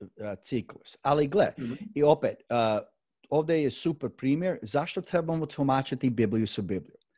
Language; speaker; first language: Croatian; early bilingual, heritage; Croatian